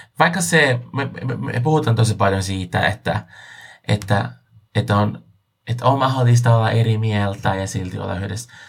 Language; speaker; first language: Finnish; non-native, fluent; Portuguese